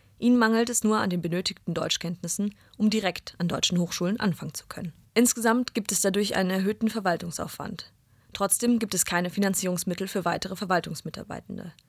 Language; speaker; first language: German; native; German